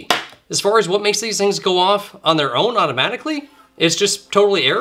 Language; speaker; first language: English; native; English